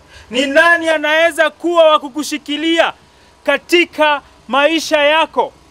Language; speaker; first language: Swahili; native; Swahili